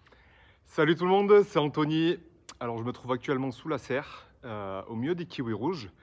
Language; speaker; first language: French; native; French